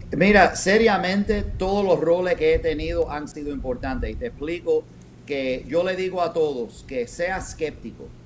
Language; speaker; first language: Spanish; early bilingual, heritage; Spanish